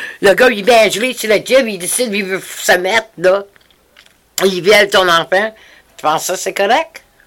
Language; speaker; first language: French; native; French